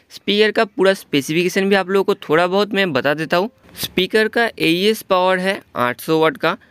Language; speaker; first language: Hindi; non-native, local second language; Bangla